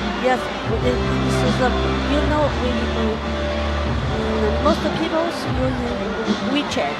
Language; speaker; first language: English; non-native, learner; Chinese